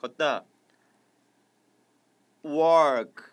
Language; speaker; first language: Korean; native; Korean